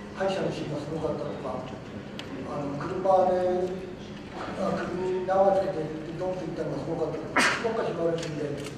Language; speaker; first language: Japanese; native; Japanese